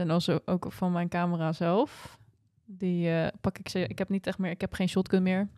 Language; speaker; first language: Dutch; native; Dutch